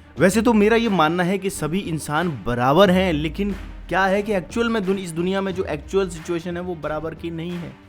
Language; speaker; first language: Hindi; native; Hindi